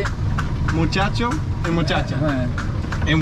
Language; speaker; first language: Spanish; non-native, fluent; Danish